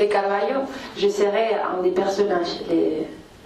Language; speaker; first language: French; non-native, fluent; Spanish